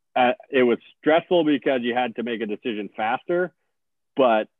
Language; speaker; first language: English; native; English